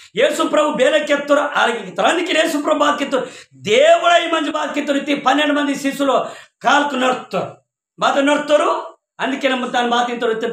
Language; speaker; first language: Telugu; non-native, local second language; Koya